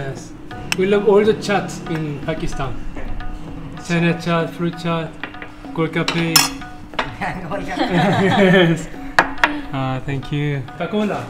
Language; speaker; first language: English; non-native, fluent; Korean